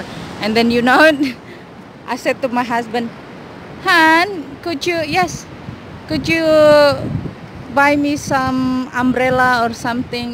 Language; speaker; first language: English; non-native, learner; Indonesian